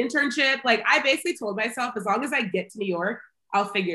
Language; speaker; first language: English; native; English